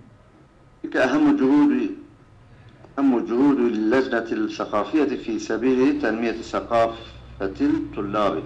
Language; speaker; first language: Arabic; non-native, learner; Turkish